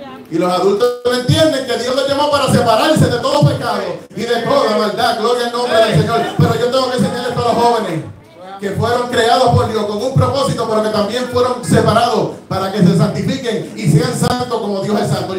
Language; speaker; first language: Spanish; early bilingual, heritage; Spanish